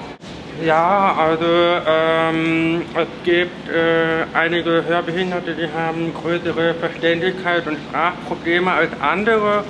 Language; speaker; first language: German; native; German